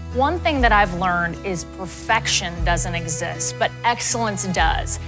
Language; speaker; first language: English; native; English